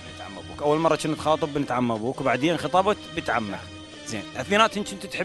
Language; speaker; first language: Arabic; native; Arabic